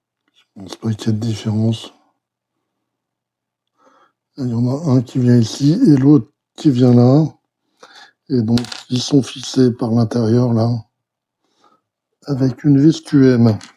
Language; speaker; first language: French; native; French